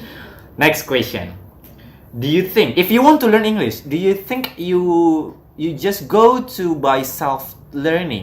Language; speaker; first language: English; non-native, fluent; Indonesian